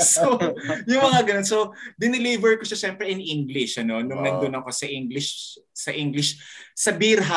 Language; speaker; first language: Filipino; native; Filipino